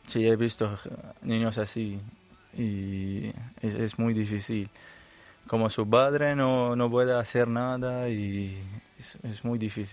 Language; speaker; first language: Spanish; non-native, learner; Arabic